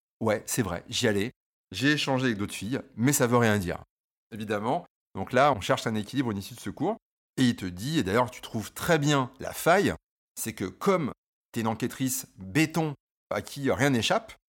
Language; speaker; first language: French; native; French